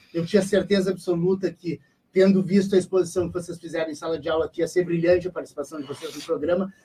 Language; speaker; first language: Portuguese; native; Portuguese